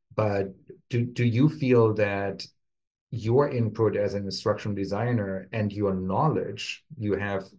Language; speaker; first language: English; non-native, fluent; German